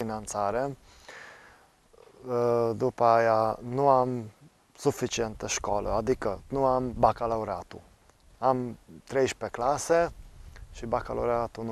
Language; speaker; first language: Romanian; non-native, local second language; Hungarian